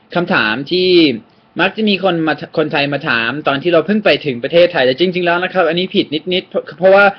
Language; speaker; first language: Thai; non-native, fluent; English